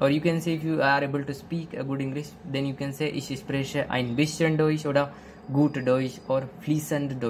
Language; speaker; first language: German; non-native, learner; Hindi